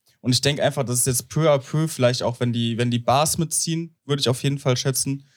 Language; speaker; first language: German; native; German